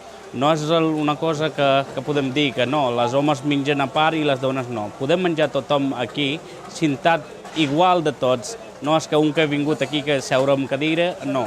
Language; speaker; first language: Catalan; non-native, learner; Punjabi